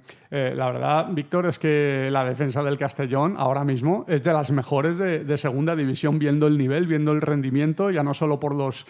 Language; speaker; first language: Spanish; native; Spanish